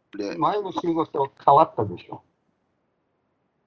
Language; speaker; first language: Japanese; non-native, fluent; Chinese